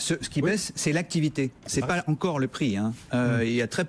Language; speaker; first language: French; native; French